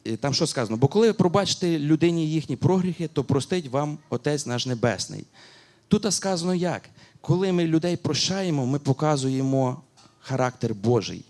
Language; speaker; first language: Ukrainian; native; Ukrainian